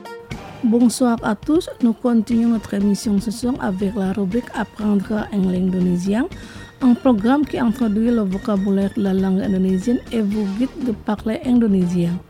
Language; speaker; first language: French; non-native, fluent; Indonesian